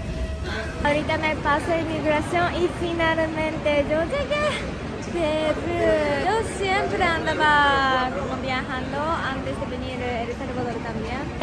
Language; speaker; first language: Spanish; non-native, learner; Japanese